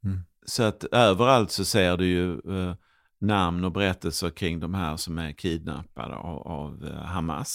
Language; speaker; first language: Swedish; native; Swedish